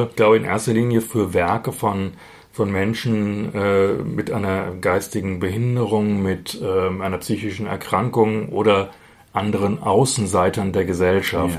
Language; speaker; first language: German; native; German